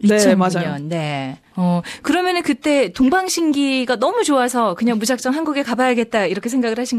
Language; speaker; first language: Korean; native; Korean